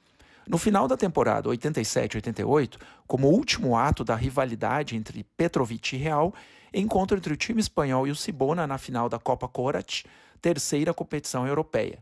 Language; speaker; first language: Portuguese; native; Portuguese